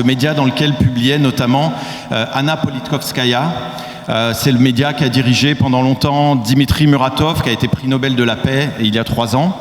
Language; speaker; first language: French; native; French